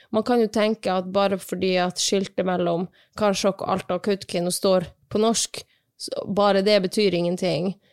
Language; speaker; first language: Norwegian; non-native, local second language; Northern Sami